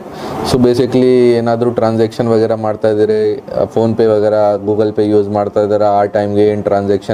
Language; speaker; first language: Kannada; non-native, local second language; Hindi